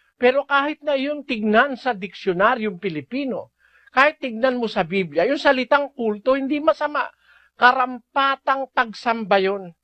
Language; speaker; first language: Filipino; native; Filipino